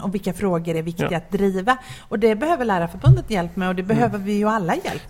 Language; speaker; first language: Swedish; native; Swedish